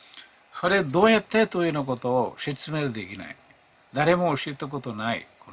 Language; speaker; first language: Japanese; non-native, fluent; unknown